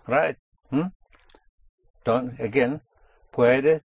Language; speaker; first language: Spanish; non-native, fluent; English